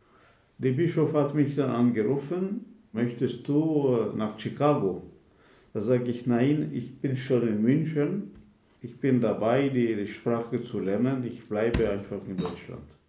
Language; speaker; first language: German; non-native, fluent; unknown